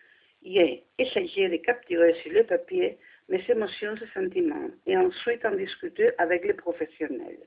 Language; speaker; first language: French; non-native, learner; Spanish